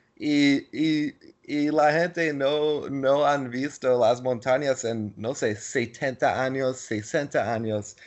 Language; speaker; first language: Spanish; non-native, learner; English